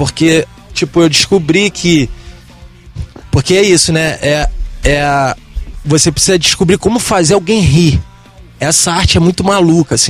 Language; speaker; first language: Portuguese; native; Portuguese